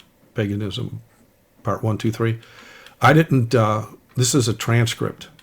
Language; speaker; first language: English; native; English